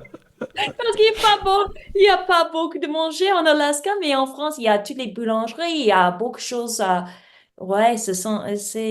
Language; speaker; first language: French; non-native, learner; English